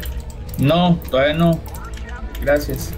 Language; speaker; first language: Spanish; native; Spanish